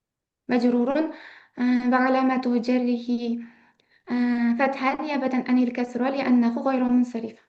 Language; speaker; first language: Arabic; non-native, learner; Uzbek